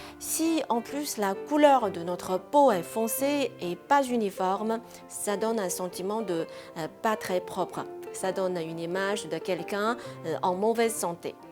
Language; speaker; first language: French; non-native, fluent; Chinese